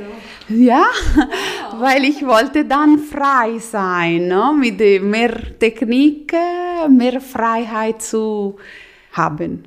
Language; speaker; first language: German; non-native, local second language; Italian